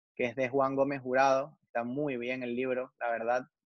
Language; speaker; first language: Spanish; native; Spanish